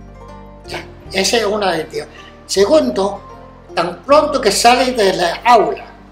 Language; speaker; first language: Spanish; non-native, fluent; Chinese